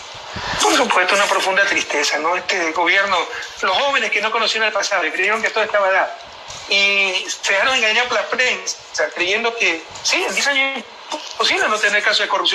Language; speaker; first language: Spanish; native; Spanish